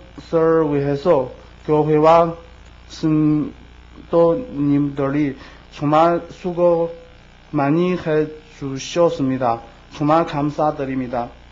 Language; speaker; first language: Korean; non-native, learner; Chinese